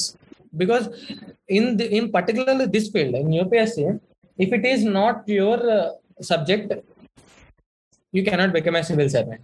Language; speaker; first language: English; non-native, local second language; Telugu